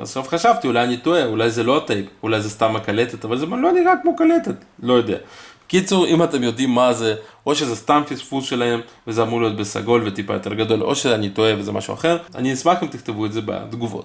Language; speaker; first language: Hebrew; native; Hebrew